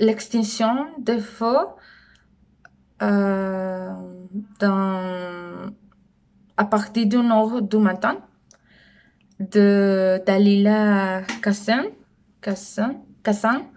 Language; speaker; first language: French; non-native, learner; Spanish